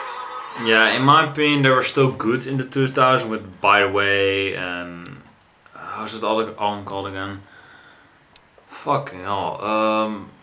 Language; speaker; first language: English; non-native, fluent; Dutch